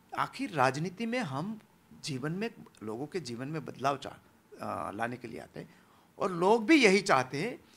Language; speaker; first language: Hindi; non-native, local second language; Gujarati